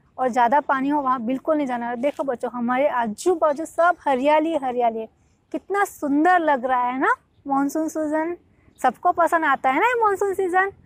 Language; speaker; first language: Hindi; non-native, local second language; Gujarati